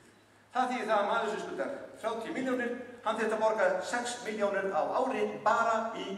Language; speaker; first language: Icelandic; native; Icelandic